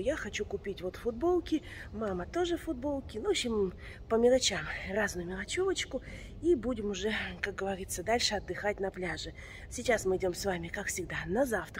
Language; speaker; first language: Russian; native; Russian